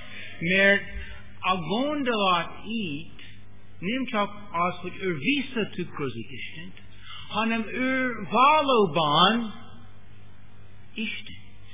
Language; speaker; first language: Hungarian; non-native, learner; English